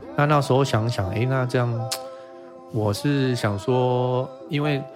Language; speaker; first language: Chinese; native; Chinese